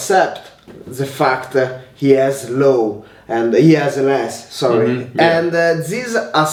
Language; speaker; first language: English; non-native, learner; Italian